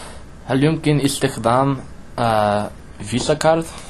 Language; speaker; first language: Arabic; non-native, learner; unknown